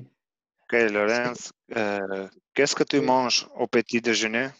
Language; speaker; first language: French; non-native, learner; Albanian